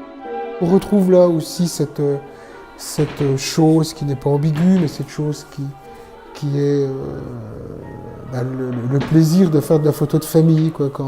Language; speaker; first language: French; native; French